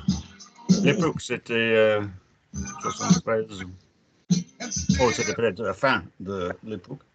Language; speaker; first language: French; non-native, fluent; English